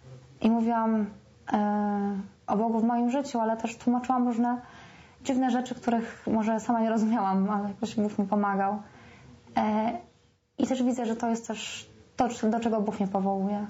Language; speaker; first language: Polish; native; Polish